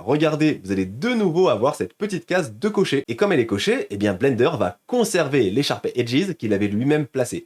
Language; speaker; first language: French; native; French